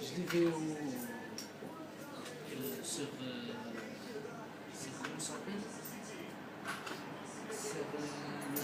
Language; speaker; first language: French; non-native, learner; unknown